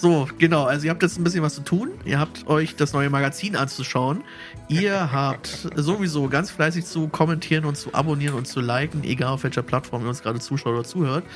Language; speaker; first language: German; native; German